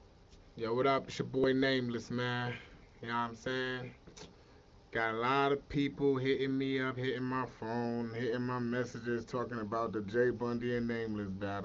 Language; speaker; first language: English; native; English